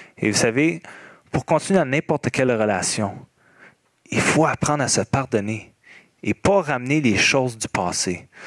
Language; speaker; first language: French; native; French